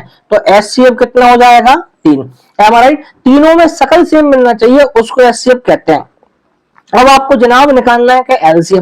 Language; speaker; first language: Hindi; native; Hindi